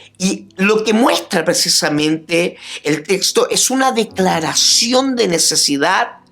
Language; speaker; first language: Spanish; native; Spanish